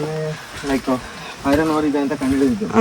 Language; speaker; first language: Kannada; native; Kannada